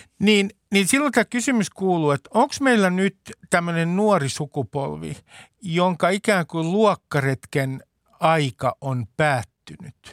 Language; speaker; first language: Finnish; native; Finnish